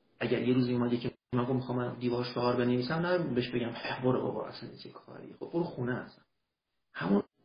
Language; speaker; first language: Persian; early bilingual, heritage; Persian